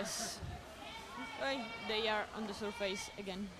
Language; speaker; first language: English; non-native, learner; Spanish